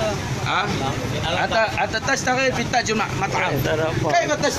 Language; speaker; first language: Arabic; non-native, learner; Malay